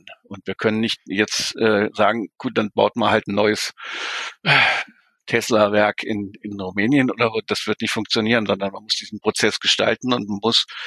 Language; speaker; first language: German; native; German